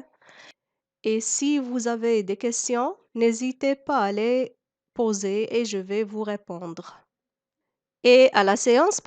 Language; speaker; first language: French; non-native, local second language; Arabic